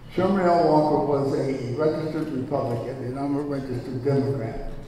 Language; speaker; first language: English; native; English